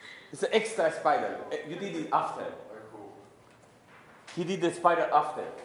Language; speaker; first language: English; non-native, learner; Spanish